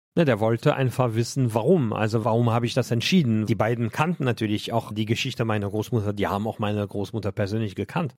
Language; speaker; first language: German; non-native, fluent; French